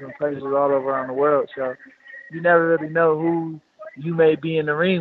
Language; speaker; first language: English; native; English